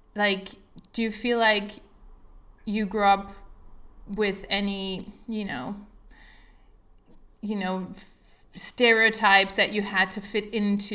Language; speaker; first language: English; non-native, fluent; German